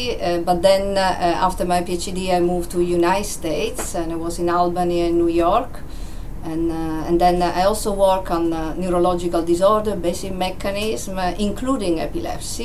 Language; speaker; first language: English; non-native, fluent; Italian